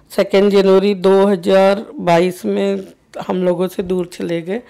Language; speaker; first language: Hindi; native; Hindi